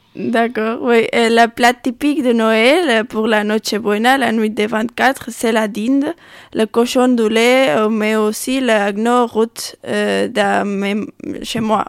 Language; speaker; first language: French; non-native, learner; Spanish